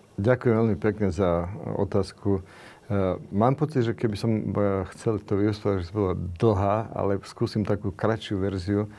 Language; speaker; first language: Slovak; non-native, local second language; Romany